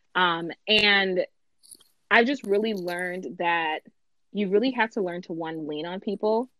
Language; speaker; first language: English; native; English